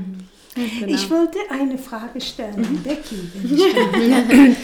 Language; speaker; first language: German; non-native, fluent; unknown